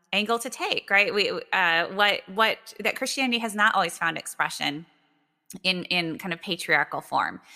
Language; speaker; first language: English; native; English